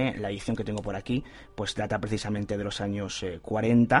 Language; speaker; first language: Spanish; native; Spanish